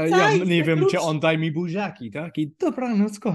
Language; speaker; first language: Polish; non-native, learner; English